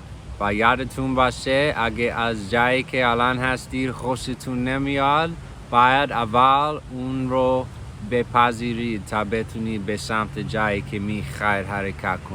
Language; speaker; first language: Persian; non-native, fluent; English